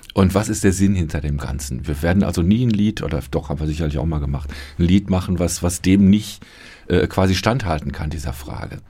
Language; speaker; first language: German; native; German